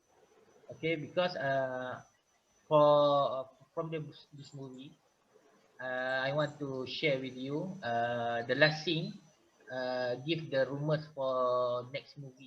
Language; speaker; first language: English; non-native, learner; Malay